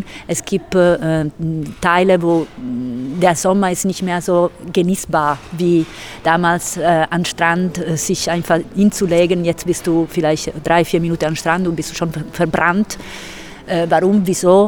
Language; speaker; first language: German; non-native, fluent; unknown